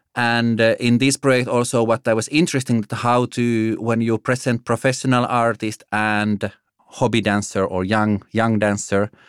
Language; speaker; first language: English; non-native, fluent; Finnish